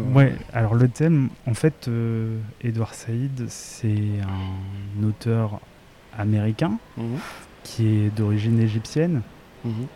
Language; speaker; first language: French; native; French